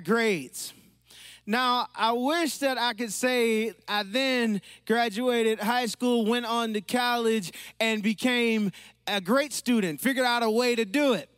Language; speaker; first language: English; native; English